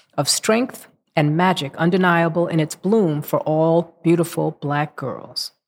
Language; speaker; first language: English; native; English